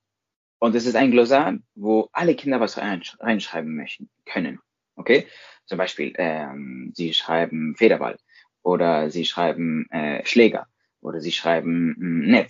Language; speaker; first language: German; non-native, fluent; Spanish